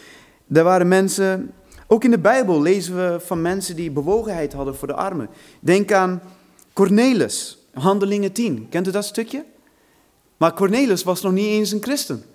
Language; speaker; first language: Dutch; non-native, fluent; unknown